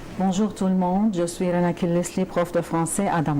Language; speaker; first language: French; non-native, fluent; Arabic